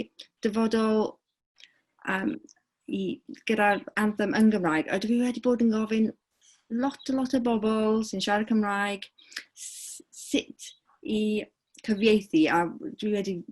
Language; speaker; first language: Welsh; non-native, fluent; English